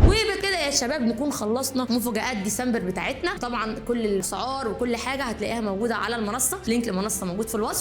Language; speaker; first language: Arabic; native; Arabic